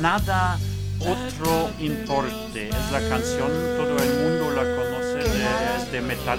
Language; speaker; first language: Spanish; non-native, learner; French